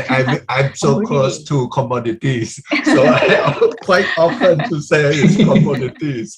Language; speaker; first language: English; non-native, learner; Thai